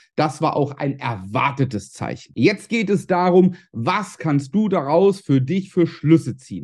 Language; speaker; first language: German; native; German